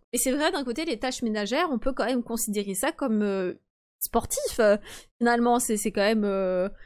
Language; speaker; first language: French; early bilingual, other home language; Polish